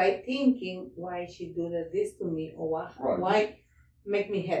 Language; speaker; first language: English; non-native, learner; Spanish